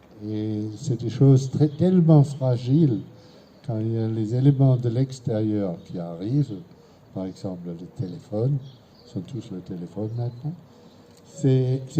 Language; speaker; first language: French; non-native, fluent; German